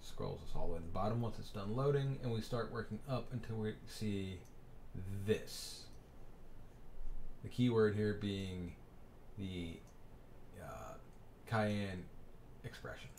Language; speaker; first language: English; native; English